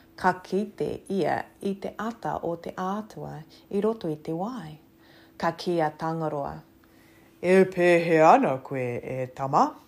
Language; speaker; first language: Māori; non-native, local second language; English